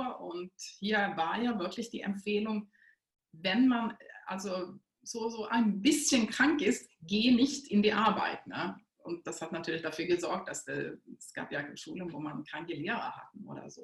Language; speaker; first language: German; non-native, fluent; Swedish